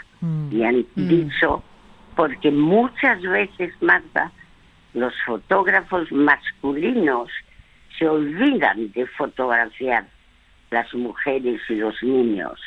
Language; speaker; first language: Spanish; early bilingual, other home language; French